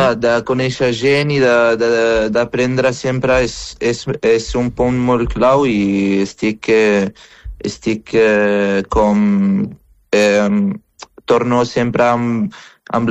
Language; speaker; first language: Catalan; non-native, fluent; Arabic